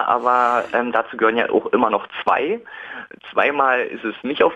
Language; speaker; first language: German; native; German